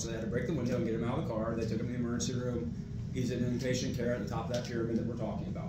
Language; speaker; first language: English; native; English